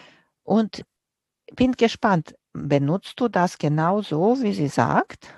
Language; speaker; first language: German; non-native, fluent; Romanian